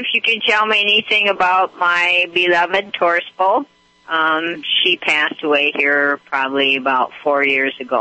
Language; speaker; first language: English; non-native, fluent; Romanian